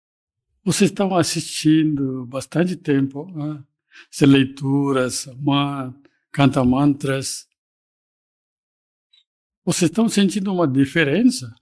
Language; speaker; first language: Portuguese; non-native, fluent; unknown